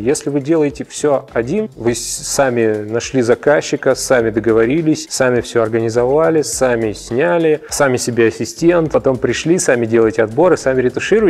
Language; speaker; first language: Russian; native; Russian